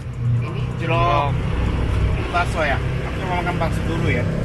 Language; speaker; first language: Indonesian; non-native, learner; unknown